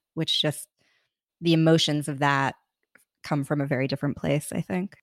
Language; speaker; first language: English; early bilingual, other home language; Hindi